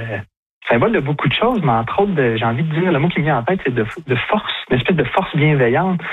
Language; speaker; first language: French; native; French